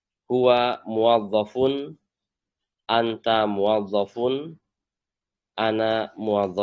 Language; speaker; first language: Arabic; non-native, fluent; Indonesian